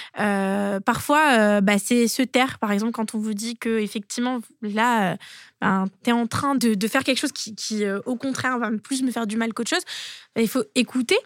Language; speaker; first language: French; native; French